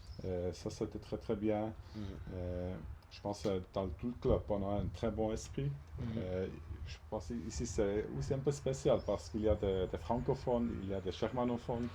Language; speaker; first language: French; non-native, local second language; German